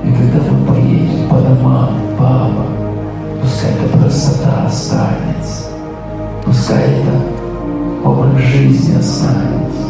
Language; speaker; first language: Russian; native; Russian